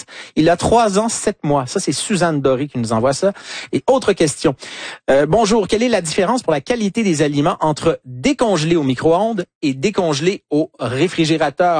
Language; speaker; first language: French; native; French